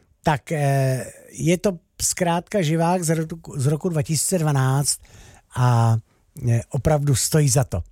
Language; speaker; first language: Czech; native; Czech